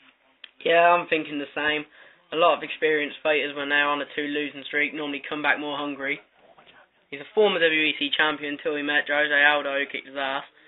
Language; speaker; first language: English; native; English